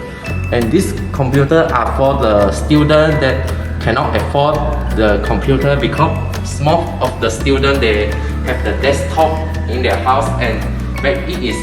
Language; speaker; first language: English; non-native, local second language; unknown